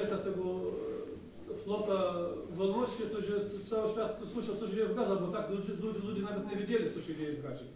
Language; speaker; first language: Polish; non-native, fluent; Arabic